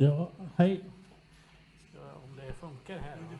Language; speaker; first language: Swedish; non-native, fluent; Kurdish